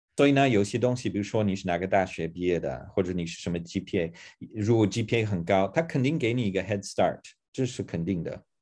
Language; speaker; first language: Chinese; non-native, fluent; English